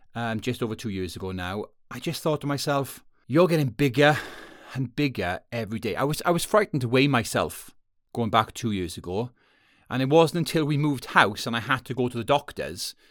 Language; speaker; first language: English; native; English